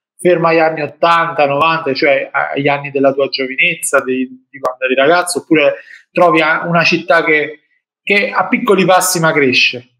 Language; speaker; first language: Italian; native; Italian